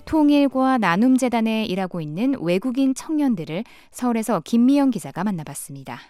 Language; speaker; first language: Korean; native; Korean